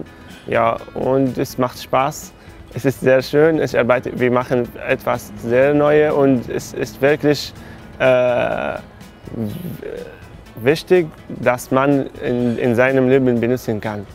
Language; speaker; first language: German; non-native, learner; Arabic